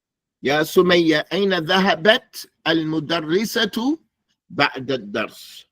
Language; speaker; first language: Arabic; non-native, fluent; English